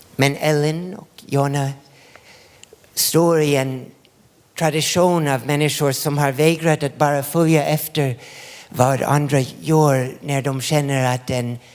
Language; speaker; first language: Swedish; non-native, fluent; English